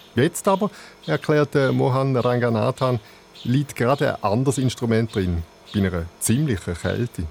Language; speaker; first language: German; native; German